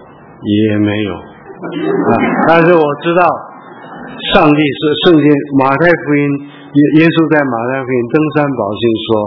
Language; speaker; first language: Chinese; early bilingual, heritage; Chinese